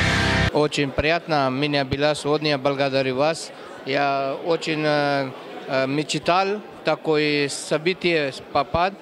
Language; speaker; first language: Russian; non-native, learner; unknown